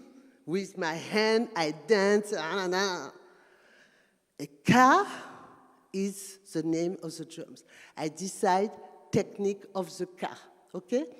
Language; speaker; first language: English; non-native, learner; French